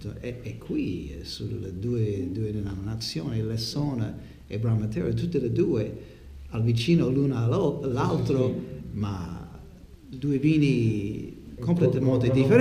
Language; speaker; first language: Italian; non-native, learner; English